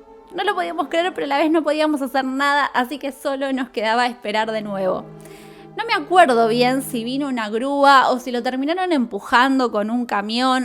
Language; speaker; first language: Spanish; native; Spanish